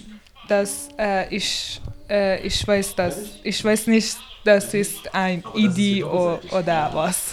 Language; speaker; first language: German; non-native, learner; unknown